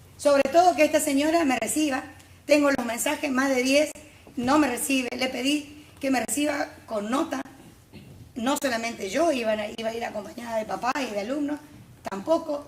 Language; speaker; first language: Spanish; native; Spanish